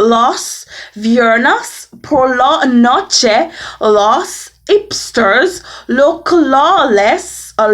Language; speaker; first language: Spanish; non-native, learner; English